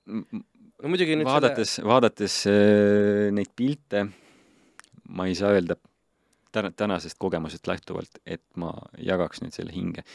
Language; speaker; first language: Estonian; non-native, local second language; Russian